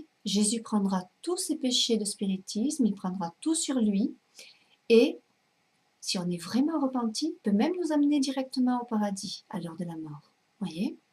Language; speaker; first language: French; native; French